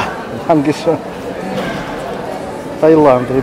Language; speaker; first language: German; non-native, learner; Russian